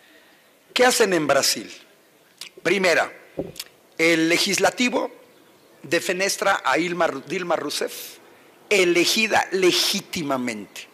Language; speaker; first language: Spanish; native; Spanish